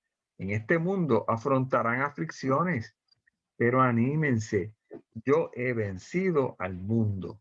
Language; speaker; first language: Spanish; native; Spanish